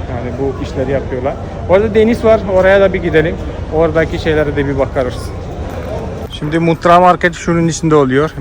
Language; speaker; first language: Turkish; non-native, fluent; Malayalam